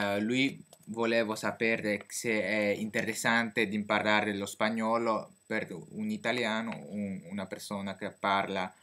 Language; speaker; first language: Italian; non-native, fluent; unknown